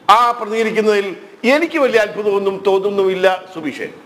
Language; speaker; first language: Malayalam; native; Malayalam